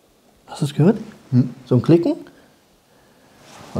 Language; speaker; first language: German; native; German